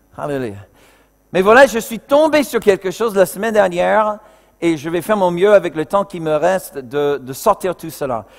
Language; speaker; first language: French; non-native, fluent; English